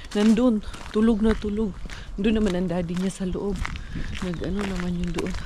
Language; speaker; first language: Filipino; non-native, local second language; Cebuano